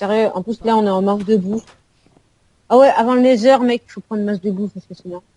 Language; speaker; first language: French; native; French